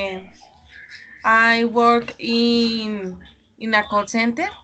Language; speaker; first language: English; non-native, learner; Spanish